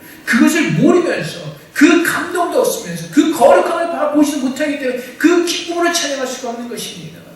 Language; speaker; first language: Korean; native; Korean